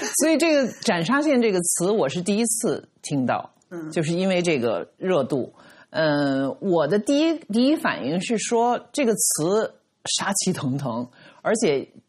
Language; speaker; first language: Chinese; native; Chinese